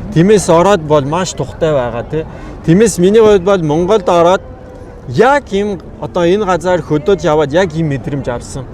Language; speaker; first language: Mongolian; non-native, fluent; French